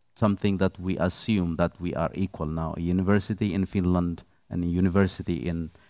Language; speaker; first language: English; non-native, fluent; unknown